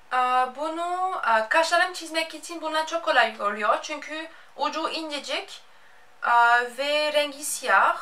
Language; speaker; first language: Turkish; non-native, fluent; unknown